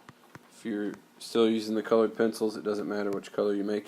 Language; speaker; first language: English; native; English